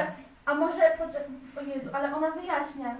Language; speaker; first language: Polish; native; Polish